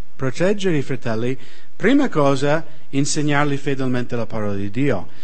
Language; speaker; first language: Italian; non-native, fluent; English